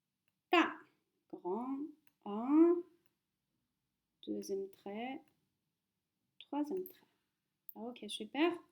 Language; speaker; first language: French; non-native, fluent; Chinese